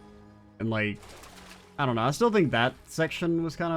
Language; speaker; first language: English; native; English